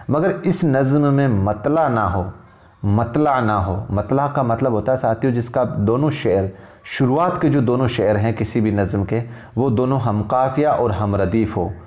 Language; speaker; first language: Urdu; native; Urdu